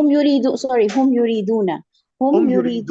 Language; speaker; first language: Arabic; non-native, learner; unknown